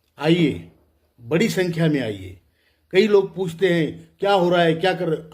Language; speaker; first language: Hindi; non-native, local second language; Marathi